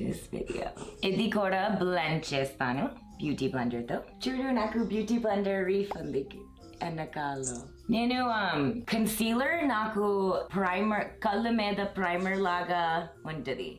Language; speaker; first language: Telugu; early bilingual, heritage; Telugu